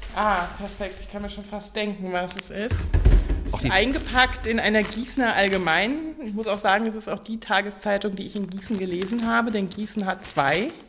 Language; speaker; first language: German; native; German